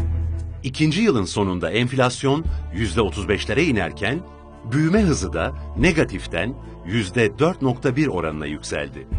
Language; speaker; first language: Turkish; native; Turkish